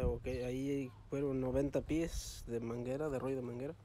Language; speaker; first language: Spanish; native; Spanish